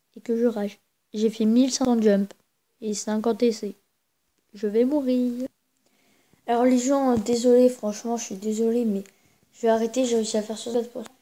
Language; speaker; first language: French; native; French